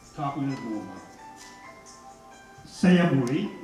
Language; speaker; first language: English; non-native, fluent; Hmong